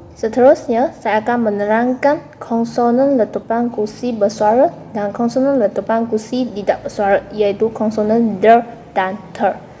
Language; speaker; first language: Malay; non-native, local second language; Chinese